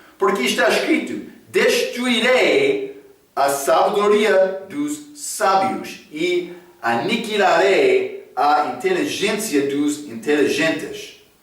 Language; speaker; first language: Portuguese; non-native, fluent; English